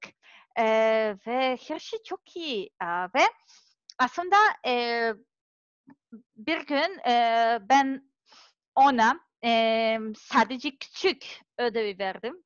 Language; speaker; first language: Turkish; non-native, learner; Serbian